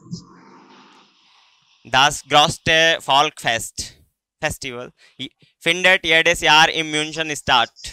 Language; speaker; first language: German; non-native, learner; Hindi